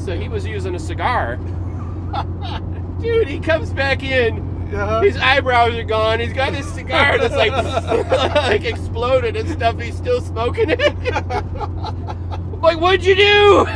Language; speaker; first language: English; native; English